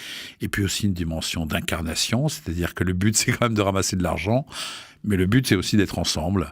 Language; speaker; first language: French; native; French